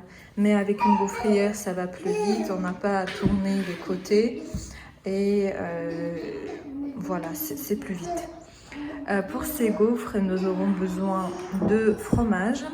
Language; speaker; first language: French; non-native, fluent; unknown